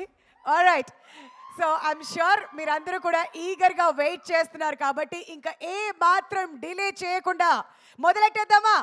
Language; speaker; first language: Telugu; native; Telugu